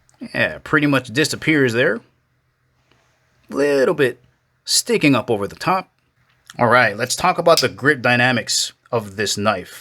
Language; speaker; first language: English; native; English